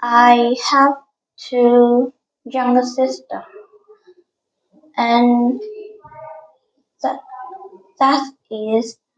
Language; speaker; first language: English; non-native, learner; Vietnamese